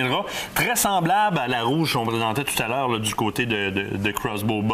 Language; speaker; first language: French; native; French